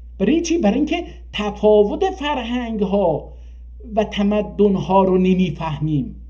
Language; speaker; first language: Persian; non-native, local second language; Azerbaijani